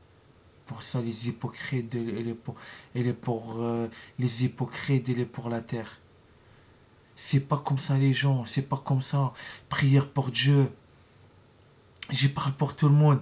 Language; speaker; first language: French; non-native, learner; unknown